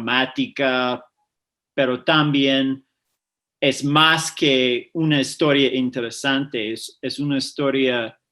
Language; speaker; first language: Spanish; non-native, fluent; English